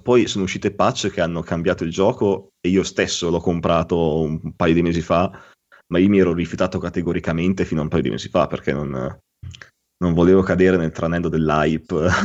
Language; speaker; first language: Italian; native; Italian